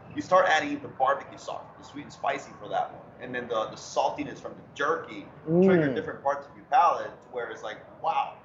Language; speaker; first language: English; early bilingual, other home language; Spanish